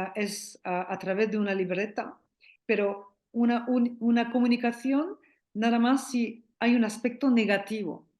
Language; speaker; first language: Spanish; non-native, fluent; French